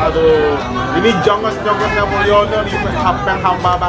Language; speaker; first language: Indonesian; native; Indonesian